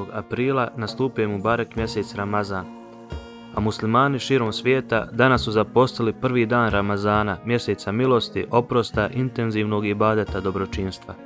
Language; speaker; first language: Bosnian; native; Bosnian